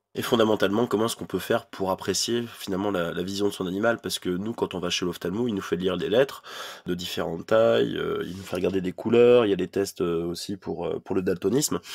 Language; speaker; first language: French; native; French